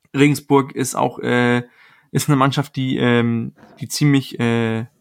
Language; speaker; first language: German; non-native, fluent; Danish